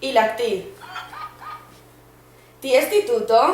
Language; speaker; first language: Greek; non-native, learner; Catalan